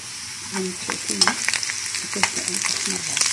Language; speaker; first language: Arabic; native; Arabic